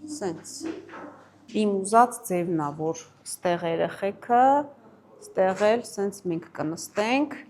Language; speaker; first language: Armenian; native; Armenian